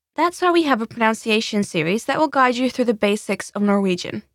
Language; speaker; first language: English; non-native, fluent; Swedish